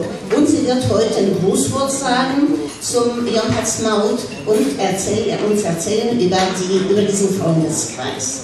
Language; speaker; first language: German; non-native, fluent; Russian